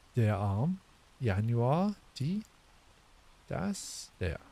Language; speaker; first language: German; non-native, learner; English